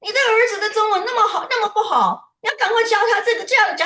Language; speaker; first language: Chinese; early bilingual, heritage; Chinese